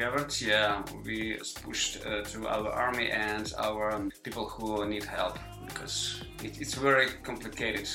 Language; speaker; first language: English; non-native, learner; Ukrainian